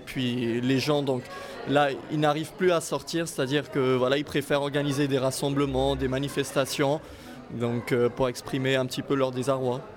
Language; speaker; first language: French; non-native, local second language; Arabic